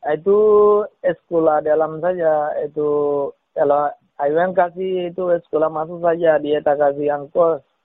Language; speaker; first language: Malay; non-native, learner; Rohingya